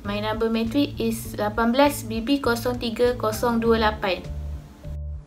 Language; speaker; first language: English; non-native, local second language; Malay